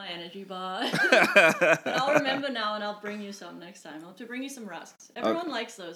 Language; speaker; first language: English; native; English